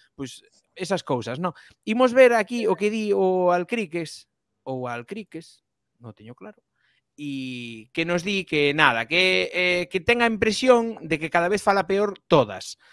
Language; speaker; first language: Galician; native; Galician